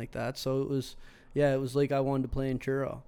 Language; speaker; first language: English; native; English